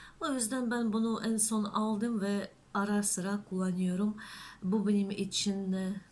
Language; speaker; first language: Turkish; non-native, learner; Russian